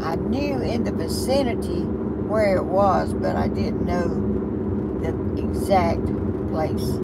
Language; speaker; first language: English; native; English